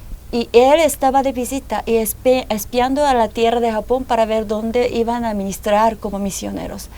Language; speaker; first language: Spanish; non-native, fluent; Japanese